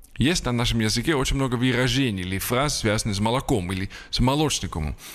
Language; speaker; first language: Russian; non-native, fluent; Dutch